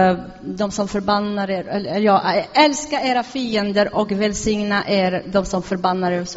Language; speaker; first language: Swedish; non-native, fluent; Arabic